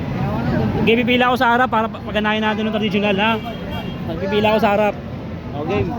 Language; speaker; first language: Filipino; native; Filipino